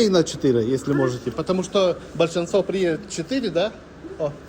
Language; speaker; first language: Russian; non-native, learner; Lithuanian